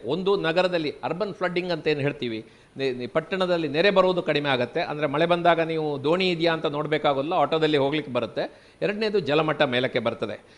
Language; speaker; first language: Kannada; native; Kannada